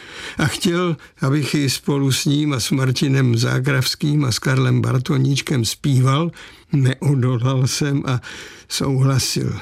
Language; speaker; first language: Czech; native; Czech